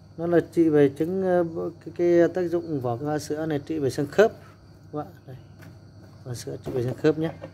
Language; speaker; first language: Vietnamese; non-native, local second language; Muong